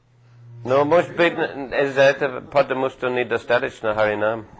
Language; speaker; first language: Russian; non-native, fluent; English